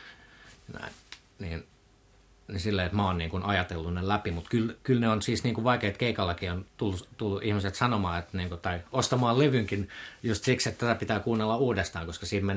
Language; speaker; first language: Finnish; native; Finnish